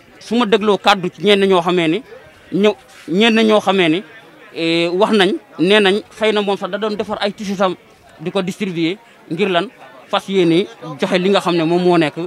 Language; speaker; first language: Wolof; native; Wolof